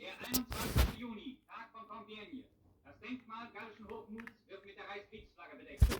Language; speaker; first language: German; native; German